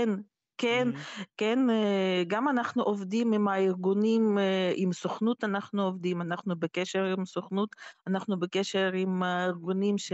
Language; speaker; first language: Hebrew; non-native, fluent; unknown